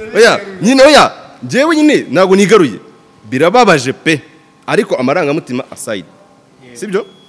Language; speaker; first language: Kinyarwanda; native; Kinyarwanda